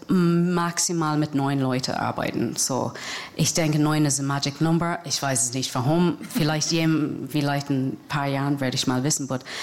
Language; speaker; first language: German; non-native, fluent; English